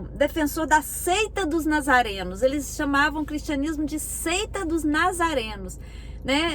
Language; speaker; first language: Portuguese; native; Portuguese